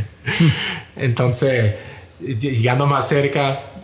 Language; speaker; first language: Spanish; early bilingual, heritage; Spanish